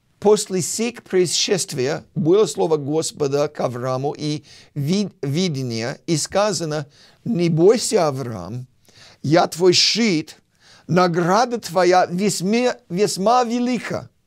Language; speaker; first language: Russian; non-native, fluent; English